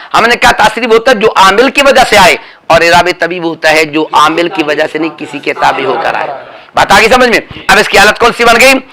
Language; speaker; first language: Urdu; non-native, local second language; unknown